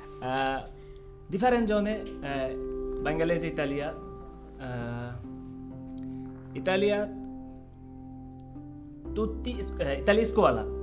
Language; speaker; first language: Italian; non-native, learner; Bangla